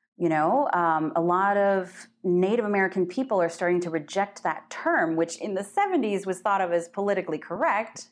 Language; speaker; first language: English; native; English